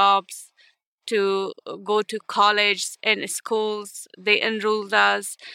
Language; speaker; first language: English; non-native, fluent; Ukrainian